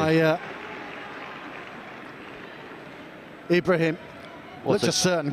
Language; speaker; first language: English; native; English